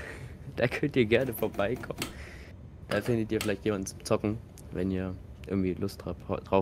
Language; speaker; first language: German; native; German